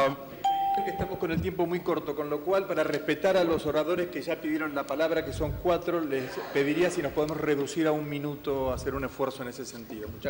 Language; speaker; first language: Spanish; native; Spanish